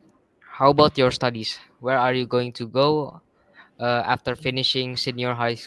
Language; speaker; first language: English; non-native, learner; Indonesian